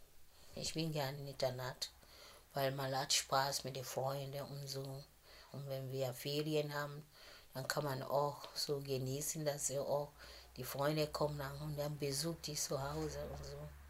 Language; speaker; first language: German; non-native, fluent; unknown